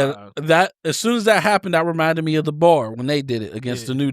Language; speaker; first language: English; native; English